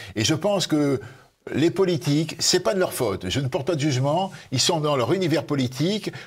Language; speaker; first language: French; native; French